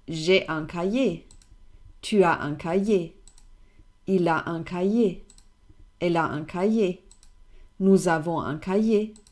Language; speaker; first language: French; non-native, fluent; German